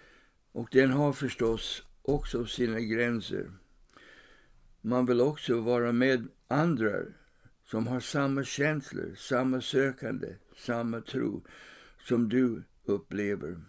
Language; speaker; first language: Swedish; non-native, fluent; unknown